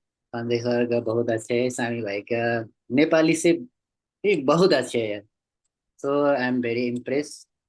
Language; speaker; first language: Hindi; non-native, learner; Nepali